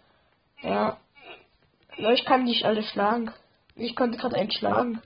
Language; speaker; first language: German; native; German